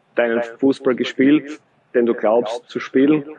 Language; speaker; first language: German; native; German